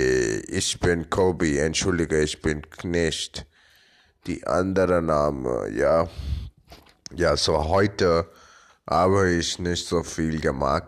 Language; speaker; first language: German; non-native, learner; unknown